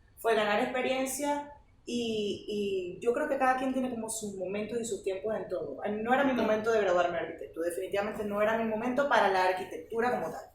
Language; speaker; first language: Spanish; native; Spanish